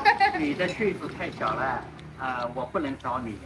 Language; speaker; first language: Chinese; native; Chinese